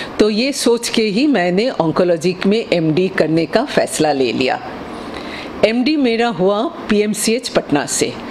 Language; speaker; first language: Hindi; non-native, local second language; Bangla